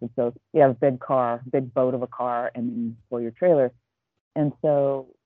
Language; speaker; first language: English; native; English